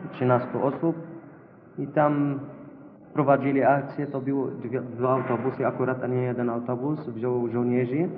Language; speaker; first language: Polish; non-native, local second language; Arabic